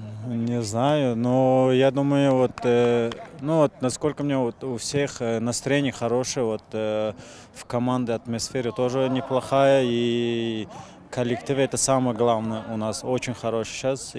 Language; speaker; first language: Russian; non-native, local second language; Tajik